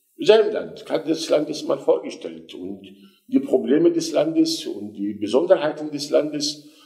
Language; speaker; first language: German; non-native, fluent; Arabic